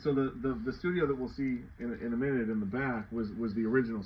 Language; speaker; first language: English; native; English